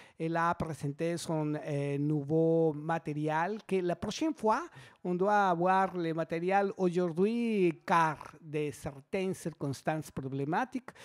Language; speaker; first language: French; non-native, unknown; Spanish